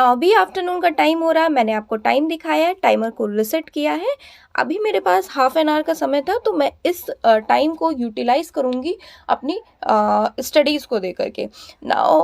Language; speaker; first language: Hindi; native; Hindi